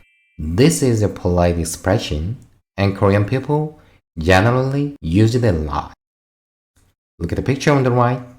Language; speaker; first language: English; non-native, fluent; Korean